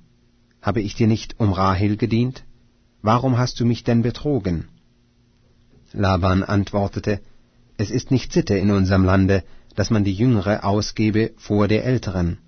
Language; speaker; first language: German; native; German